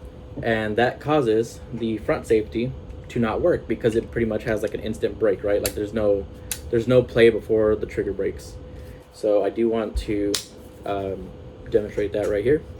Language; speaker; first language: English; native; English